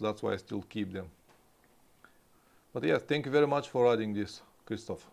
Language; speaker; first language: English; non-native, fluent; Bulgarian